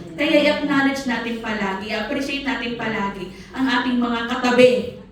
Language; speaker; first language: Filipino; non-native, local second language; Cebuano